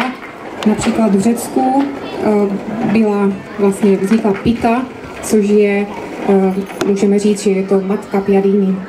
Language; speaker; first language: Czech; native; Czech